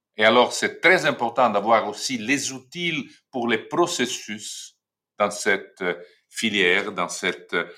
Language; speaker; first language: French; non-native, fluent; Italian